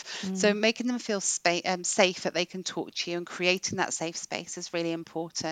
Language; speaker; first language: English; native; English